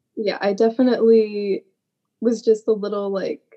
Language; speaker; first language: English; native; English